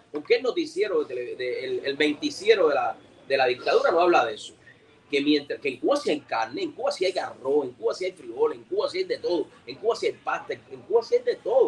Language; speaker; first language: Spanish; native; Spanish